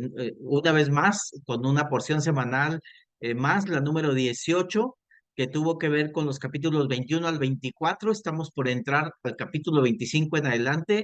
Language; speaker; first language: Spanish; native; Spanish